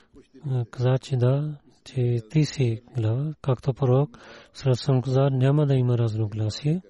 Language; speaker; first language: Bulgarian; non-native, learner; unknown